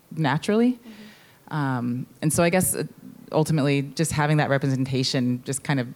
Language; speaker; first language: English; native; English